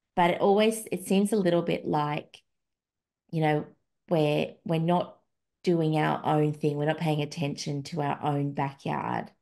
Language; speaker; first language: English; native; English